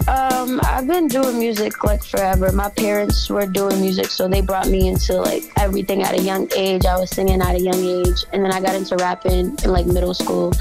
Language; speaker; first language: English; native; English